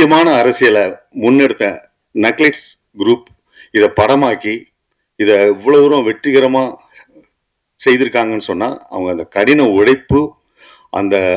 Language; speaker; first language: Tamil; native; Tamil